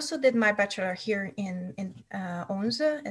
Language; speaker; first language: English; non-native, fluent; Hungarian